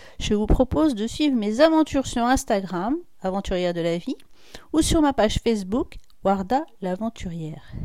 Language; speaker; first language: French; native; French